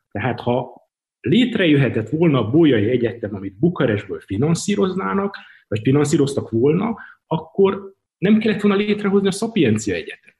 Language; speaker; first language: Hungarian; native; Hungarian